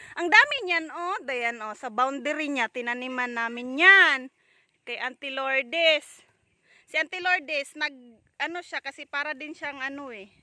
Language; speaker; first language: Filipino; non-native, local second language; Cebuano